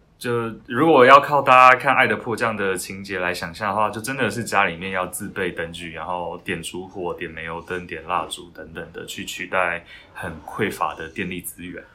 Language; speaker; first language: Chinese; non-native, fluent; Korean